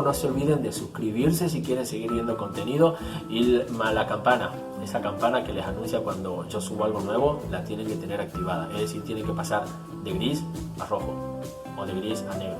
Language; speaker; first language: Spanish; native; Spanish